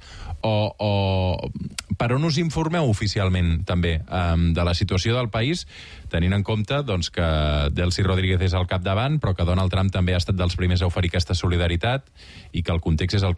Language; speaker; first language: Catalan; native; Catalan